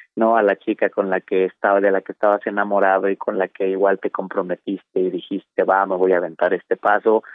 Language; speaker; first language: Spanish; native; Spanish